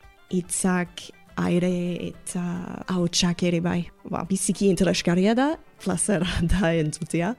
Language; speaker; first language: Basque; non-native, learner; English